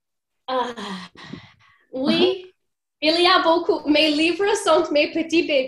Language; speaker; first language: French; non-native, fluent; English